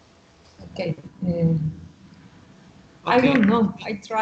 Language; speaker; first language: English; non-native, learner; Spanish